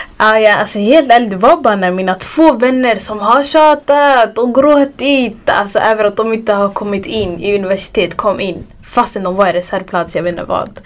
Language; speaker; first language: Swedish; early bilingual, other home language; Arabic